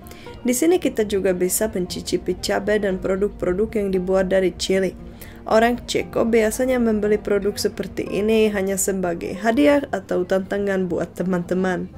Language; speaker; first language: Indonesian; non-native, fluent; Czech